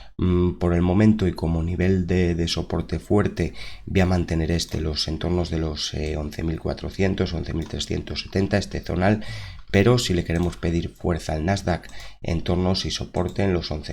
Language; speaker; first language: Spanish; native; Spanish